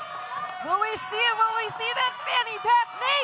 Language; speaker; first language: English; native; English